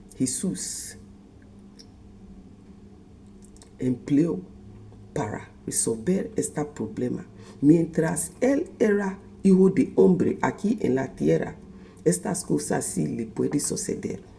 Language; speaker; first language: Spanish; non-native, fluent; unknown